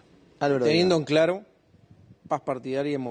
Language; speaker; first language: Spanish; native; Spanish